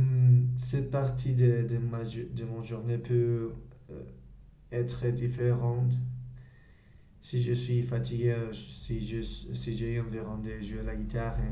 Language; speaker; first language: French; non-native, learner; Spanish